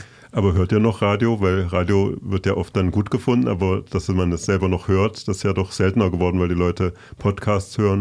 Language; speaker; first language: German; native; German